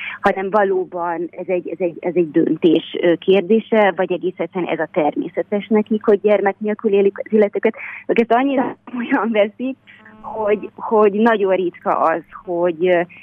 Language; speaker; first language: Hungarian; native; Hungarian